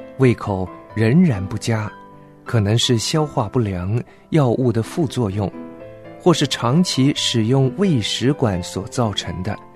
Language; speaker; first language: Chinese; non-native, local second language; Cantonese